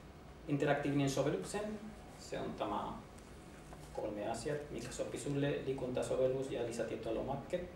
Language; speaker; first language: Finnish; non-native, learner; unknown